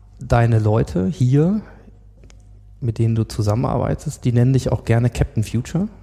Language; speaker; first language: German; native; German